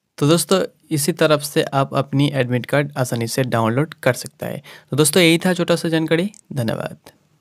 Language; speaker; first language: Hindi; non-native, local second language; Bangla